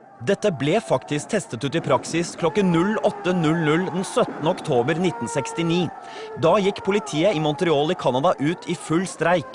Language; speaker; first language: Norwegian; native; Norwegian